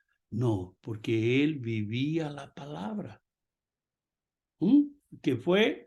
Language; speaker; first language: Spanish; non-native, fluent; Portuguese